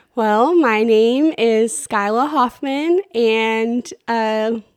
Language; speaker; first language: English; native; English